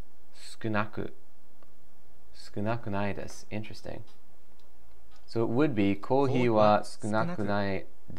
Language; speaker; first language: Japanese; non-native, learner; English